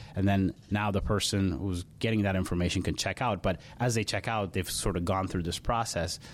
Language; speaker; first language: English; early bilingual, other home language; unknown